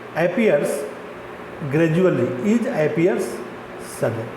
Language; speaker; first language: English; non-native, local second language; Marathi